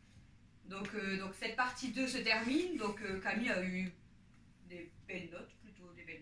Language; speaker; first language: French; native; French